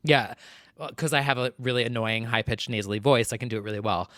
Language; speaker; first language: English; native; English